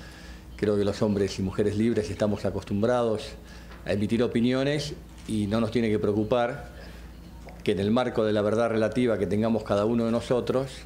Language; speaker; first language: Spanish; native; Spanish